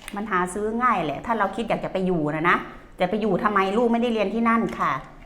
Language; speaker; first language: Thai; native; Thai